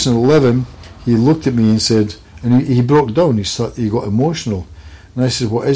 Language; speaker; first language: English; native; English